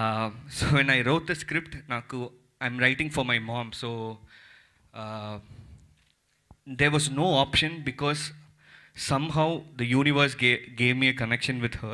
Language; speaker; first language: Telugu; early bilingual, heritage; Telugu